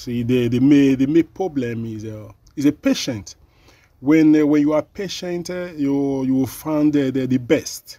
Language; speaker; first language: English; non-native, learner; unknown